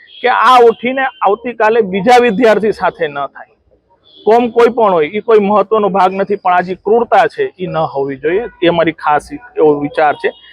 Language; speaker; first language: Gujarati; non-native, local second language; Sindhi